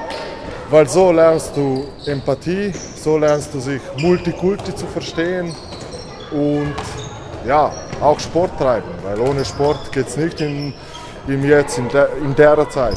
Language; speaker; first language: German; non-native, fluent; Slovenian